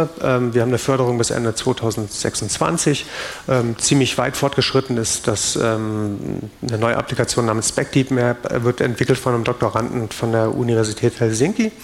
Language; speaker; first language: German; native; German